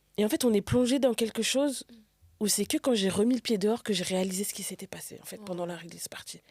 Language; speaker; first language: French; native; French